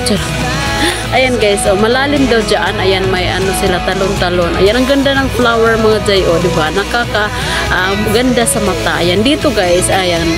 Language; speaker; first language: Filipino; non-native, local second language; Cebuano